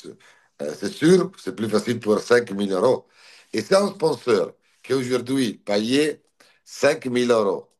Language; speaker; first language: French; non-native, learner; Italian